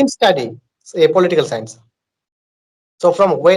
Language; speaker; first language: English; non-native, learner; Bangla